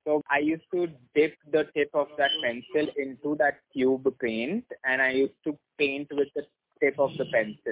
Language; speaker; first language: English; non-native, local second language; Hindi